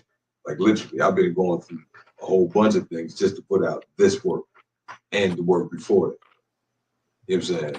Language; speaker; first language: English; native; English